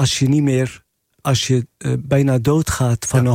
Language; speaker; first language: Dutch; non-native, fluent; Arabic